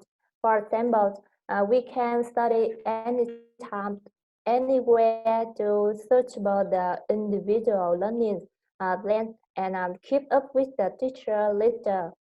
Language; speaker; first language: English; non-native, learner; Vietnamese